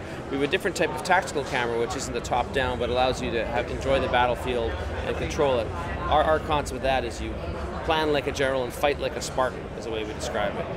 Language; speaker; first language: English; native; English